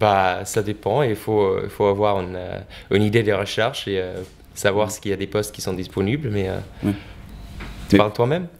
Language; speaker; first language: French; non-native, fluent; English